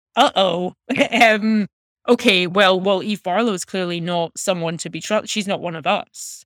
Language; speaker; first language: English; native; English